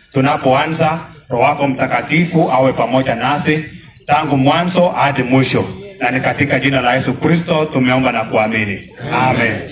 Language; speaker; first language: Swahili; non-native, local second language; Kalenjin